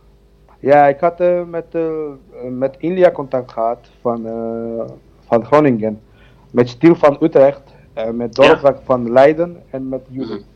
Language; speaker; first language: Dutch; non-native, learner; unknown